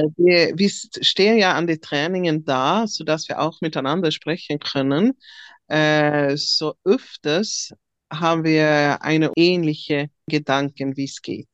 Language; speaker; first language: German; non-native, fluent; Swedish